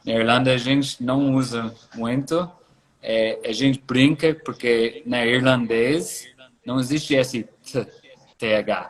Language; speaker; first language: Portuguese; non-native, fluent; English